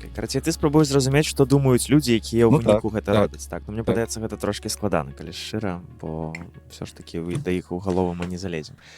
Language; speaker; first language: Belarusian; non-native, local second language; Russian